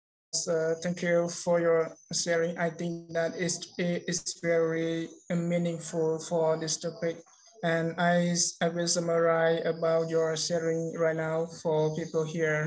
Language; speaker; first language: English; non-native, learner; Khmer